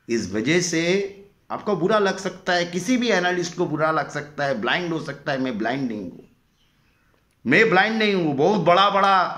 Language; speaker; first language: Hindi; non-native, local second language; Bangla